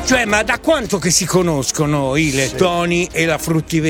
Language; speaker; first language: Italian; native; Italian